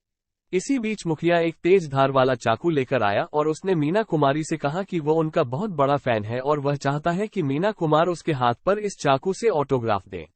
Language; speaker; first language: Hindi; native; Hindi